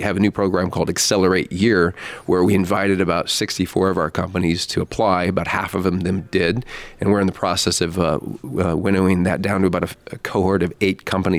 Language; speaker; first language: English; native; English